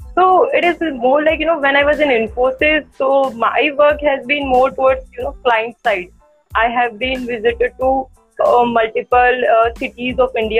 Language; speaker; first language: English; non-native, local second language; Hindi